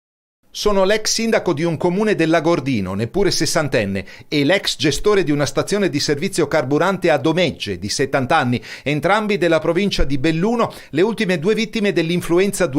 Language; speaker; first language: Italian; native; Italian